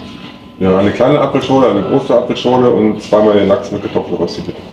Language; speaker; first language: German; native; German